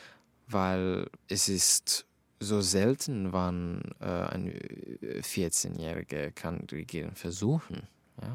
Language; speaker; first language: German; non-native, fluent; Finnish